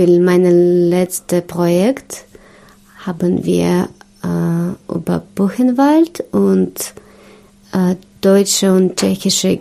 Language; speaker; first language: German; non-native, learner; Russian